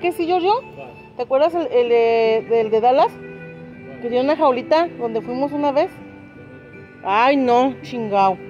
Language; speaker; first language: Spanish; native; Spanish